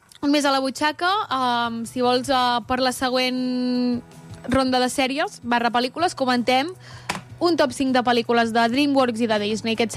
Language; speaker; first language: Catalan; native; Catalan